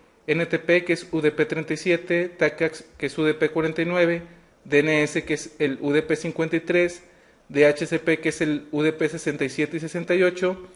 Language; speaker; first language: Spanish; native; Spanish